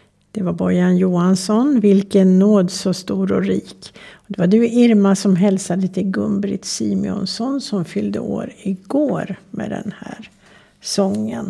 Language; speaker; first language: Swedish; native; Swedish